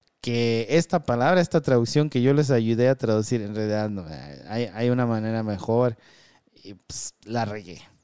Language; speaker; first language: Spanish; early bilingual, heritage; Spanish